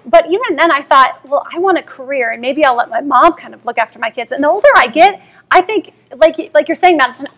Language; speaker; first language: English; native; English